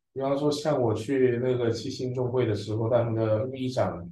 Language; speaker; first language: Chinese; early bilingual, heritage; Chinese